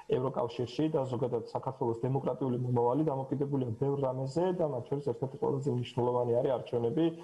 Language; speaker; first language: Georgian; native; Georgian